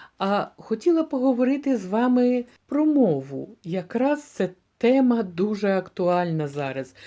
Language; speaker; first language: Ukrainian; native; Ukrainian